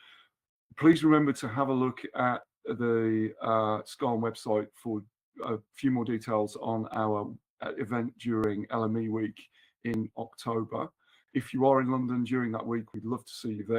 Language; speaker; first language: English; native; English